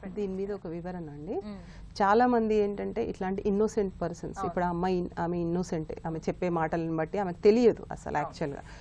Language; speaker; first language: Telugu; native; Telugu